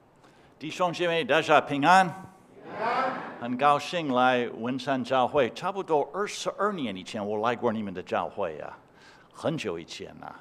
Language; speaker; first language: Chinese; non-native, fluent; English